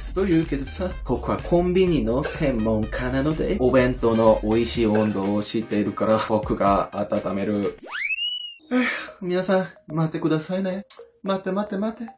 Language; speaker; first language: Japanese; non-native, learner; Korean